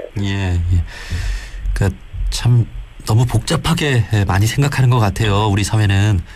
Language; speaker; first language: Korean; native; Korean